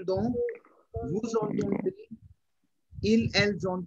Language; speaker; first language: French; non-native, fluent; Hindi